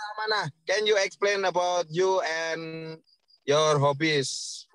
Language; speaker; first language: English; non-native, learner; Indonesian